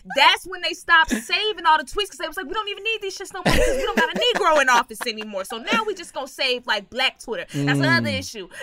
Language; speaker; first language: English; native; English